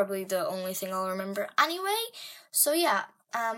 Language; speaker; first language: English; native; English